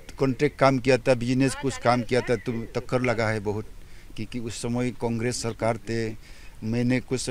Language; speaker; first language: Hindi; non-native, local second language; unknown